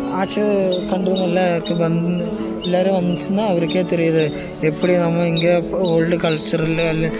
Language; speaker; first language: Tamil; non-native, learner; Malayalam